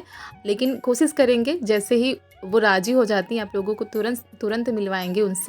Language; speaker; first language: Hindi; native; Hindi